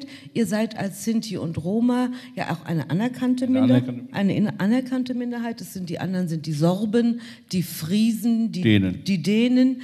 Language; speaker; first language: German; native; German